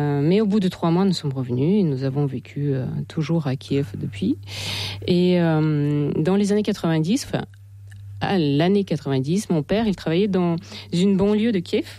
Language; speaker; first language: French; non-native, fluent; Russian